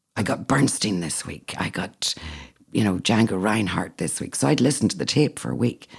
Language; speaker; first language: English; native; English